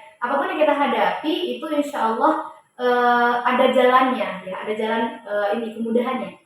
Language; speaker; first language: Indonesian; early bilingual, heritage; Indonesian